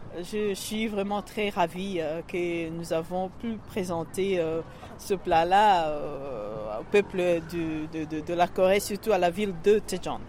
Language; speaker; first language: French; non-native, local second language; Kinyarwanda